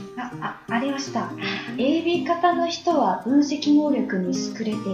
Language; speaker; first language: Japanese; non-native, fluent; Chinese